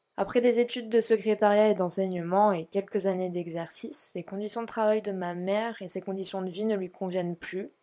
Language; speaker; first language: French; native; French